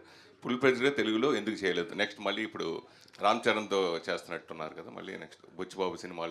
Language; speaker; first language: Telugu; native; Telugu